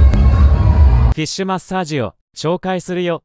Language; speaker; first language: Japanese; non-native, fluent; Khmer